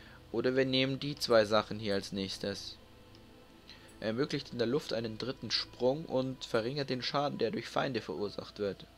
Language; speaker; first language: German; native; German